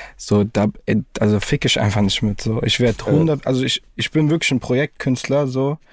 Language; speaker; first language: German; native; German